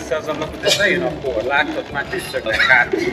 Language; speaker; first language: Hungarian; native; Hungarian